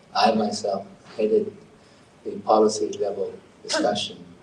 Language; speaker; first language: English; non-native, fluent; Thai